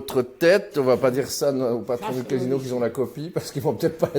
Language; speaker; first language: French; native; French